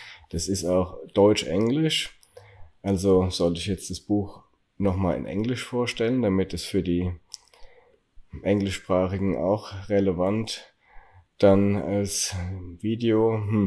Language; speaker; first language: German; native; German